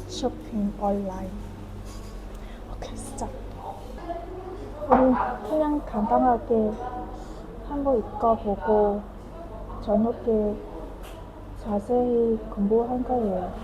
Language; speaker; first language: Korean; non-native, learner; Vietnamese